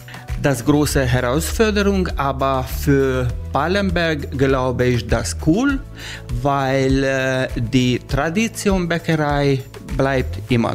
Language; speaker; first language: German; non-native, learner; Hungarian